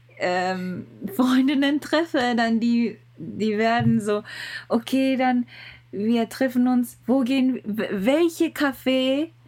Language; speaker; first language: German; non-native, learner; Japanese